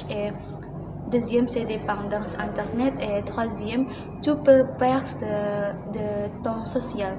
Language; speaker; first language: French; non-native, learner; Indonesian